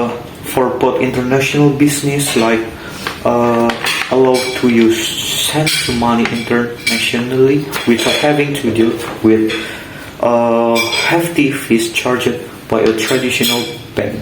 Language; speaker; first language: English; non-native, learner; Indonesian